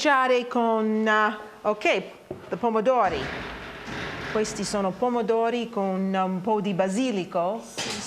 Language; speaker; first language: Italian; non-native, learner; English